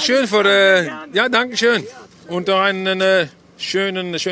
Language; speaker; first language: German; non-native, learner; Western Frisian